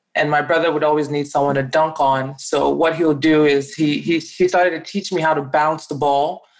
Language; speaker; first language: English; non-native, local second language; Yoruba